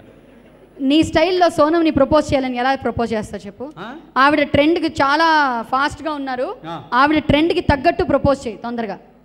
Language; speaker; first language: Telugu; native; Telugu